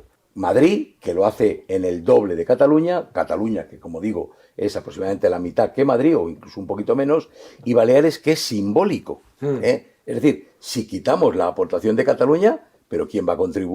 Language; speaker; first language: Spanish; native; Spanish